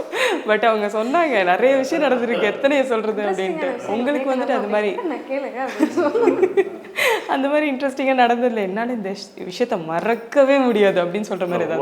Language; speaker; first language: Tamil; native; Tamil